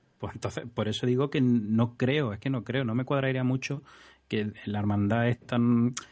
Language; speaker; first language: Spanish; native; Spanish